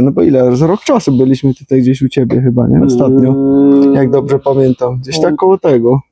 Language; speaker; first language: Polish; native; Polish